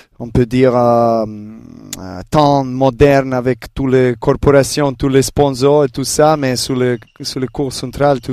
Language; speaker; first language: French; non-native, learner; Serbian